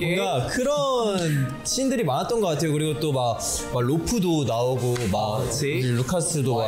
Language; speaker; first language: Korean; native; Korean